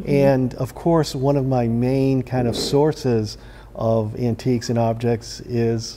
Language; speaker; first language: English; native; English